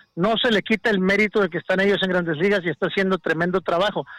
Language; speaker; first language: Spanish; native; Spanish